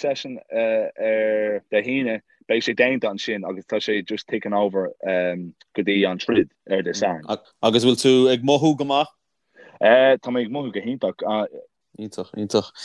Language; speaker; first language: Irish; non-native, local second language; English